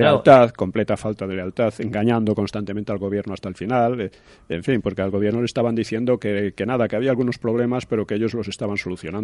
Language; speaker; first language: Spanish; native; Spanish